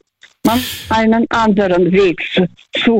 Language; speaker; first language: German; non-native, fluent; Russian